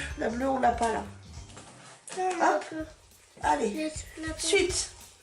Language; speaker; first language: French; native; French